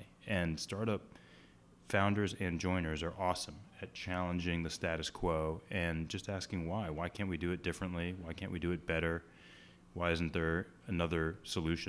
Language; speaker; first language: English; native; English